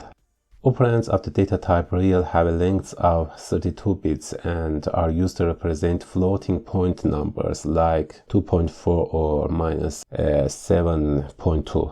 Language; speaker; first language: English; non-native, fluent; Persian